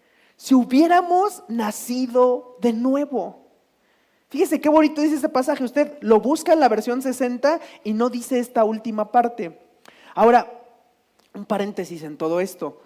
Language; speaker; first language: Spanish; native; Spanish